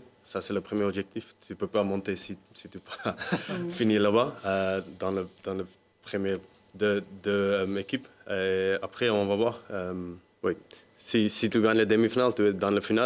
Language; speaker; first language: French; non-native, learner; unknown